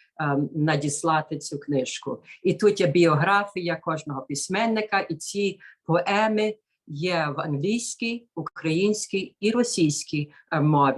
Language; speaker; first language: Ukrainian; early bilingual, heritage; Ukrainian